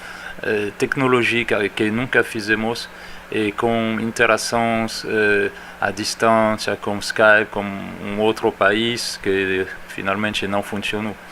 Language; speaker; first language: Portuguese; non-native, fluent; French